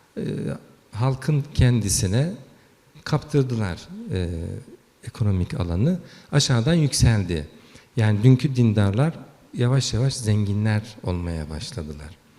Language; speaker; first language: Turkish; early bilingual, heritage; Turkish